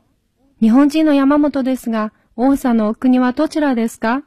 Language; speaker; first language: Japanese; non-native, fluent; Chinese